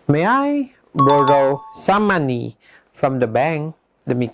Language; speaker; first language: English; non-native, fluent; Indonesian